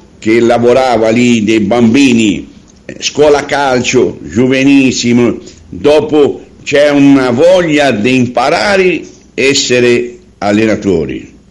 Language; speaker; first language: Italian; non-native, learner; Portuguese